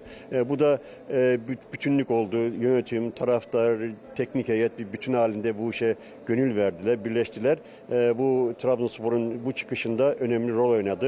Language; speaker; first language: Turkish; native; Turkish